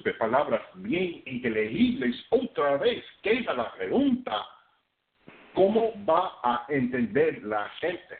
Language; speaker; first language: Spanish; non-native, fluent; English